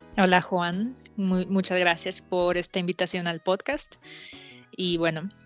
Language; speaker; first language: Spanish; non-native, fluent; Russian